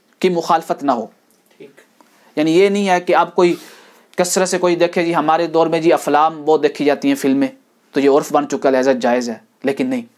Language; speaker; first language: Urdu; non-native, local second language; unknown